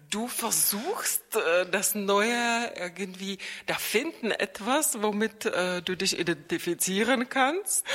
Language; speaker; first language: German; non-native, fluent; Czech